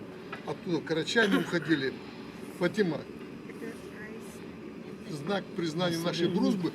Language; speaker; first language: Russian; non-native, local second language; Karachay-Balkar